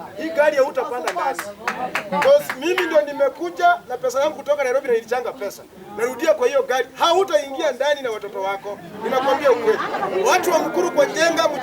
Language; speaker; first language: Swahili; non-native, local second language; Luyia